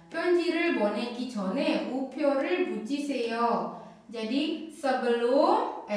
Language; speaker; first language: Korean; non-native, fluent; Indonesian